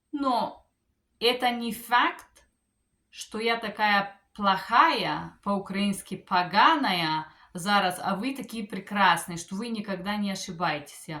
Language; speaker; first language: Russian; non-native, fluent; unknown